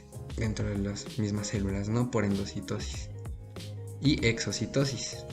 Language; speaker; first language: Spanish; native; Spanish